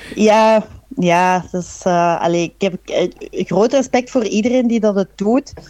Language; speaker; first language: Dutch; native; Dutch